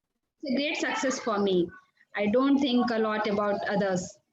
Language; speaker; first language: English; non-native, learner; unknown